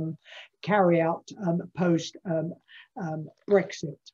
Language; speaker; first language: English; native; English